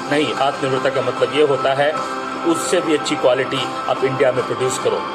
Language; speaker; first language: Hindi; native; Hindi